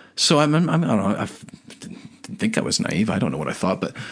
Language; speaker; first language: English; native; English